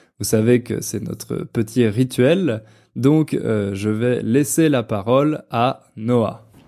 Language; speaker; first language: French; native; French